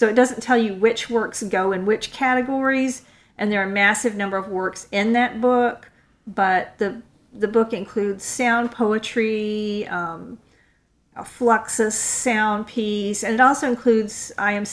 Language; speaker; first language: English; native; English